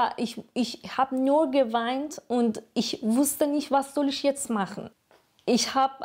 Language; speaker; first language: German; non-native, learner; Persian